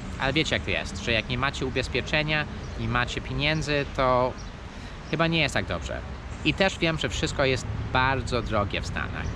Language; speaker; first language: Polish; early bilingual, heritage; Polish